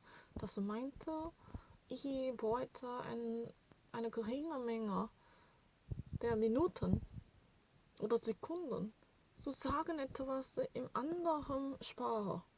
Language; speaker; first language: German; non-native, learner; Korean